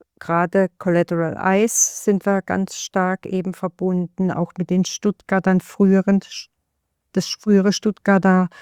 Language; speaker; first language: German; native; German